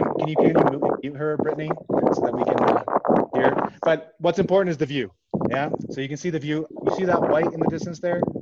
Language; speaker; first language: English; native; English